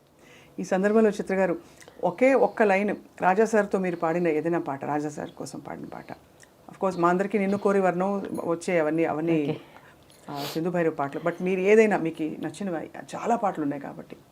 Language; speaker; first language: Telugu; native; Telugu